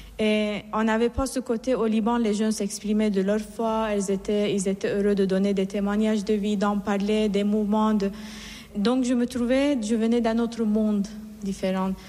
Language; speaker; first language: French; non-native, fluent; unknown